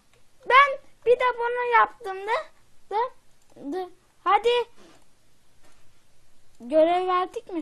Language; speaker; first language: Turkish; native; Turkish